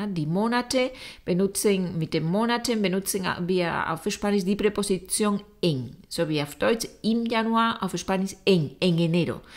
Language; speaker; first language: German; non-native, fluent; Spanish